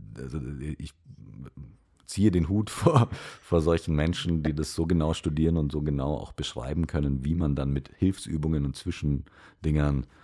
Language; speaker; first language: German; early bilingual, other home language; Romanian